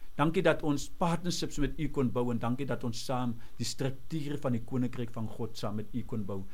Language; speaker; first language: Afrikaans; native; Afrikaans